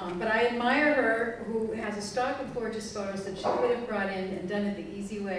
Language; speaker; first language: English; native; English